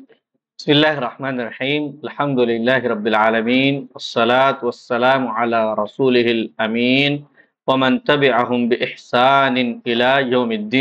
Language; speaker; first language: Arabic; non-native, fluent; Urdu